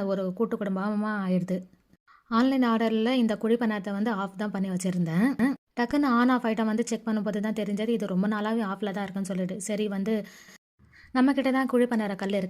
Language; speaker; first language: Tamil; native; Tamil